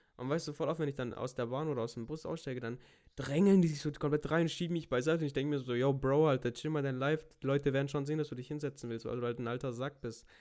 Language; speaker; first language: German; early bilingual, other home language; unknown